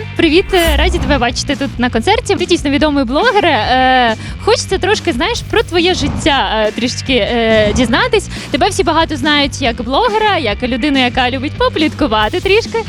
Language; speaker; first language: Ukrainian; native; Ukrainian